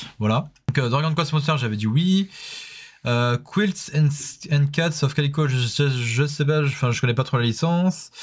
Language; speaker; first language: French; native; French